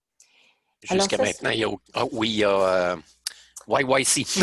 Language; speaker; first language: French; native; French